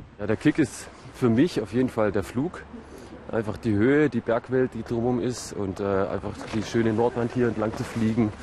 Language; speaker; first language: German; native; German